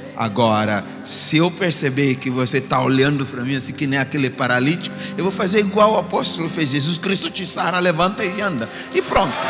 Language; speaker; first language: Portuguese; non-native, fluent; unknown